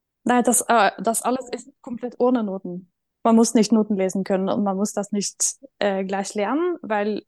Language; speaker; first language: German; non-native, fluent; Norwegian